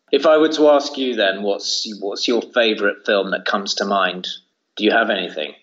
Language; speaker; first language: English; native; English